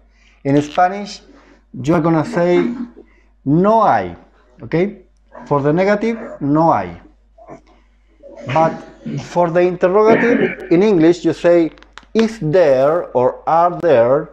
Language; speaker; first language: English; non-native, fluent; Spanish